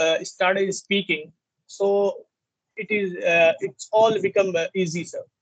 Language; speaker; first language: English; non-native, learner; Hindi